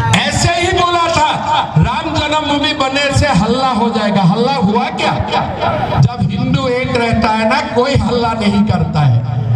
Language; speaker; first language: Hindi; non-native, local second language; Assamese